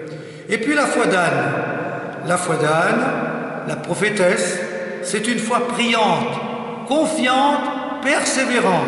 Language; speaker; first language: French; native; French